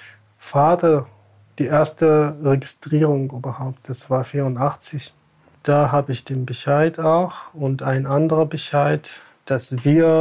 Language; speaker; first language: German; non-native, fluent; Tamasheq